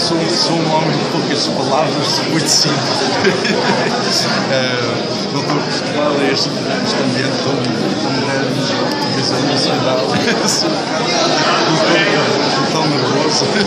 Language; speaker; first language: Portuguese; early bilingual, heritage; English